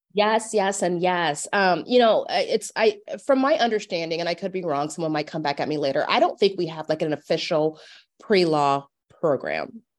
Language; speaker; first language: English; native; English